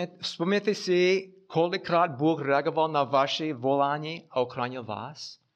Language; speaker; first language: Czech; non-native, fluent; English